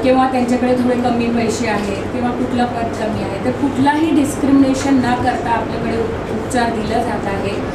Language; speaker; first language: Marathi; non-native, fluent; Hindi